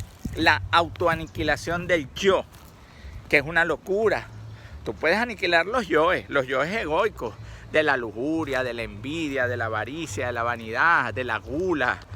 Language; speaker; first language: Spanish; native; Spanish